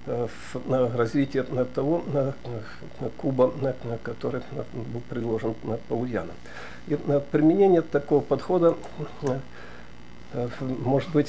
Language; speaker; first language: Russian; native; Russian